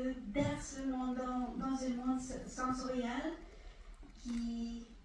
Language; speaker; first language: French; non-native, fluent; Hungarian